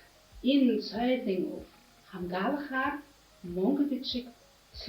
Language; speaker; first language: Mongolian; non-native, fluent; German